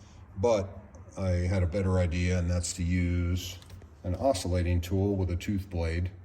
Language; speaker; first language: English; native; English